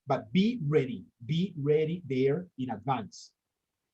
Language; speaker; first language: English; non-native, fluent; Spanish